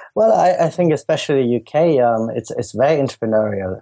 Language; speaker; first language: English; non-native, fluent; German